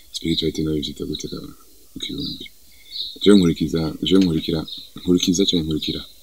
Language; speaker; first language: Rundi; early bilingual, heritage; Rundi